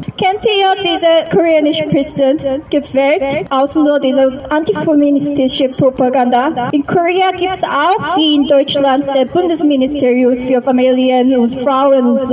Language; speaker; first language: German; non-native, learner; Korean